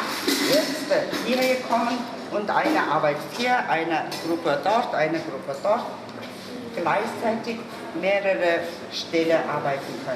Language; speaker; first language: German; non-native, learner; Mongolian